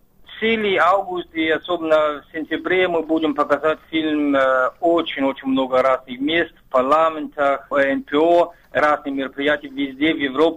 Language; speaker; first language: Russian; non-native, fluent; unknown